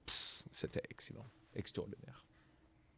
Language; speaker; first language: French; non-native, learner; English